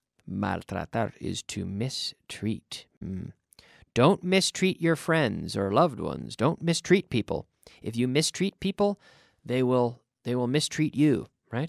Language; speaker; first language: English; native; English